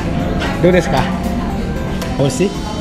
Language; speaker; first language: Japanese; non-native, learner; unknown